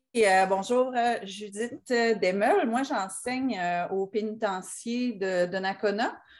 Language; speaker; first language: French; native; French